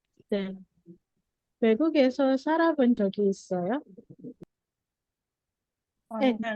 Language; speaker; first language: Korean; non-native, learner; Indonesian